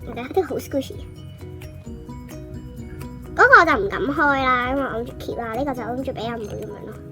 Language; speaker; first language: Cantonese; native; Cantonese